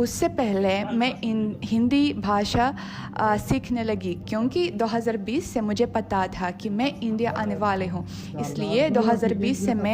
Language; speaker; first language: Hindi; non-native, fluent; Russian